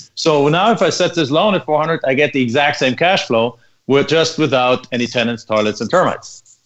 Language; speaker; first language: English; non-native, fluent; German